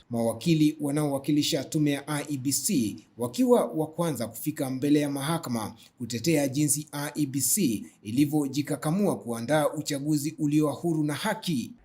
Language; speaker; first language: Swahili; non-native, local second language; Luyia